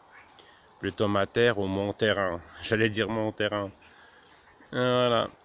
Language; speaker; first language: French; non-native, fluent; Russian